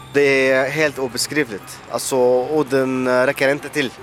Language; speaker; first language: Swedish; non-native, fluent; Arabic